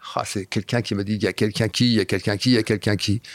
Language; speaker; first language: French; non-native, fluent; Dutch